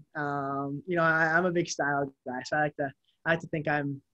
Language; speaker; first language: English; native; English